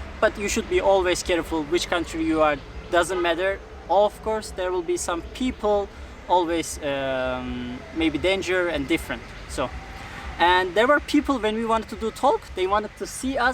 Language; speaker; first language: English; non-native, fluent; Turkish